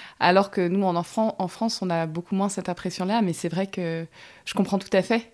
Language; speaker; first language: French; native; French